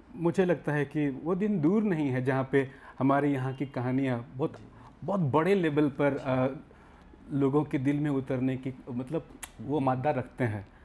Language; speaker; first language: Hindi; non-native, local second language; Nyishi